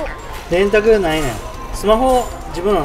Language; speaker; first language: Japanese; native; Japanese